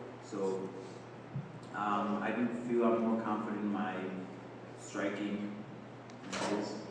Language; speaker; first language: English; native; English